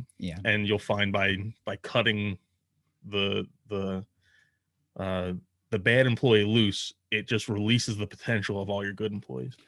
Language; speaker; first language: English; native; English